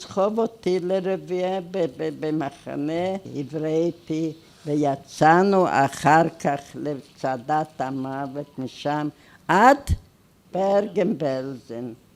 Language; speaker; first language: Hebrew; non-native, fluent; Hungarian